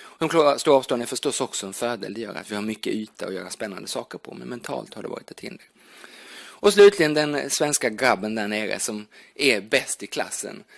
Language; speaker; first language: Swedish; native; Swedish